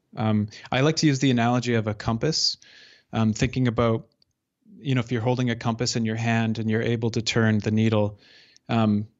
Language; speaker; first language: English; native; English